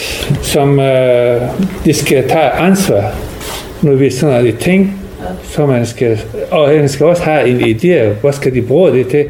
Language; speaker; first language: Danish; non-native, learner; Persian